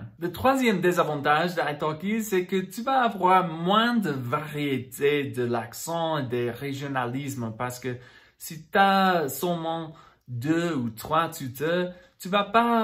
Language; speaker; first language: French; non-native, fluent; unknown